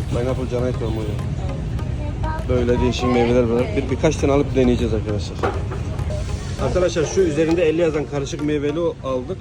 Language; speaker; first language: Turkish; native; Turkish